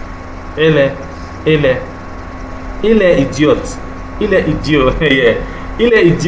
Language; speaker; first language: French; non-native, learner; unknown